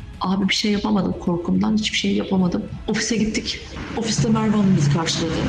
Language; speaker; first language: Turkish; native; Turkish